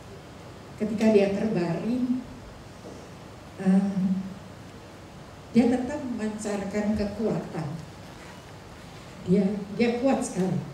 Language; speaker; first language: Indonesian; native; Indonesian